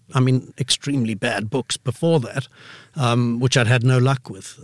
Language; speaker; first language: English; native; English